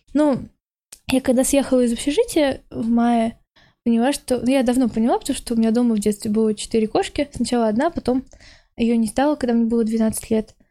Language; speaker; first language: Russian; native; Russian